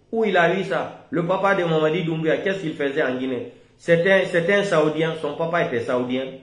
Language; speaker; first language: French; non-native, local second language; Fula